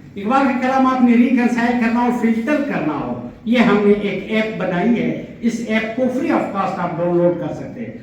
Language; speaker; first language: Urdu; non-native, local second language; Pashto